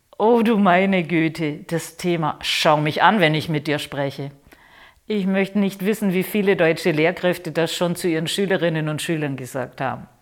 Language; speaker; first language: German; native; German